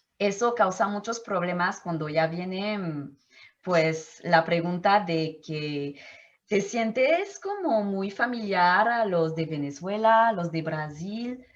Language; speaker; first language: Spanish; non-native, fluent; French